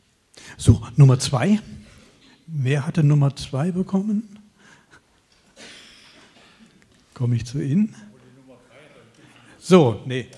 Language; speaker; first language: German; native; German